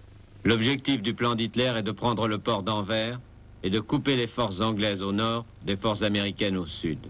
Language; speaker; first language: French; native; French